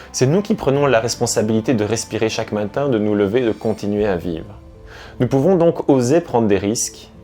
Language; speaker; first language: French; native; French